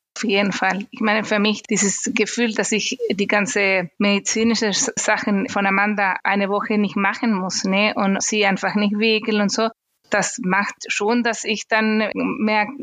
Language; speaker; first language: German; non-native, fluent; Spanish